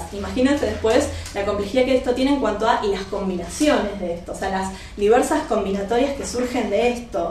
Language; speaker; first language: Spanish; native; Spanish